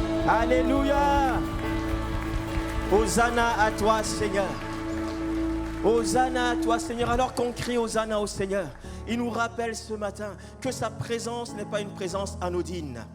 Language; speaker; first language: French; native; French